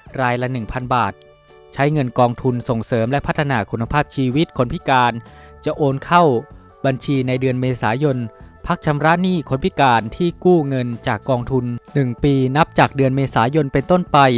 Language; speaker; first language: Thai; native; Thai